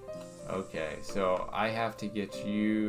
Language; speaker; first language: English; native; English